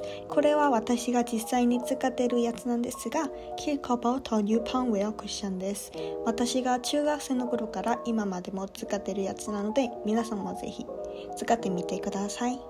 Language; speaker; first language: Japanese; non-native, fluent; Korean